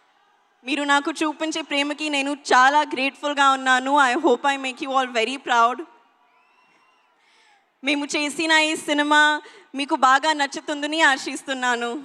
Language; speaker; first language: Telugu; non-native, learner; Hindi